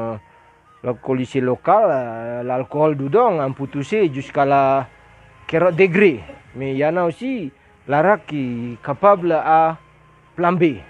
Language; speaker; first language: French; non-native, learner; Indonesian